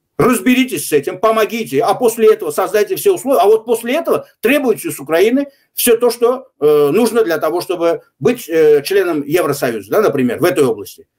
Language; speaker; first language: Russian; non-native, local second language; Azerbaijani